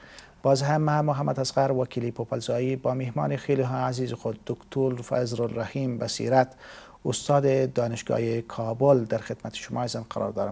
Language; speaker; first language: Persian; native; Persian